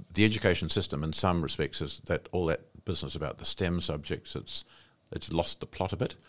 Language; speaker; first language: English; native; English